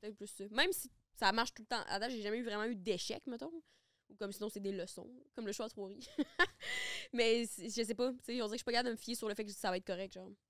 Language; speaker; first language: French; native; French